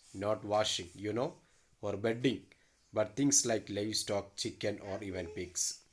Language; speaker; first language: English; non-native, local second language; Malayalam